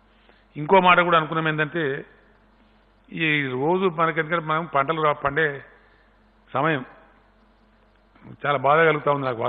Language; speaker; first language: Telugu; native; Telugu